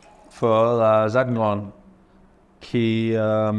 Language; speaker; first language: Vietnamese; non-native, learner; English